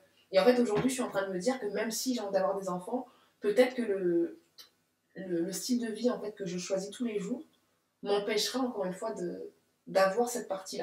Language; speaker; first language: French; native; French